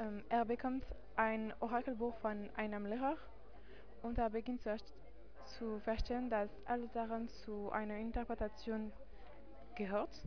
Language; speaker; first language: German; non-native, learner; French